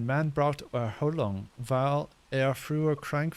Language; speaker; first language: German; non-native, learner; English